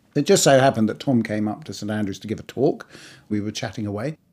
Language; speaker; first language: English; early bilingual, other home language; Persian